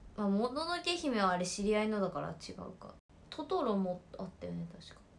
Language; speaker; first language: Japanese; native; Japanese